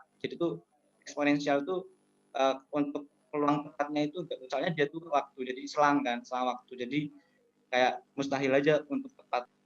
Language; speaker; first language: Indonesian; native; Indonesian